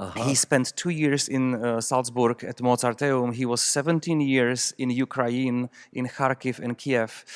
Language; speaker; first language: English; non-native, fluent; Czech